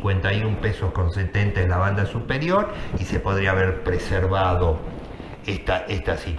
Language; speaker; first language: Spanish; native; Spanish